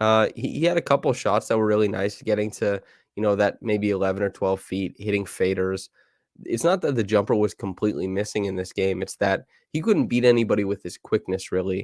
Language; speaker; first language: English; native; English